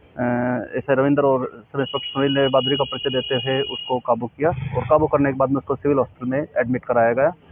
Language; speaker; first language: Hindi; native; Hindi